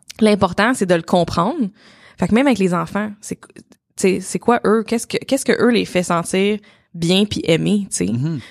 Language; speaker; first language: French; native; French